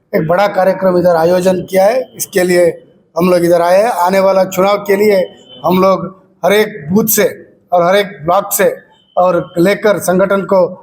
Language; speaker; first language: Hindi; non-native, local second language; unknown